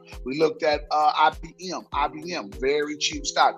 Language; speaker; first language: English; native; English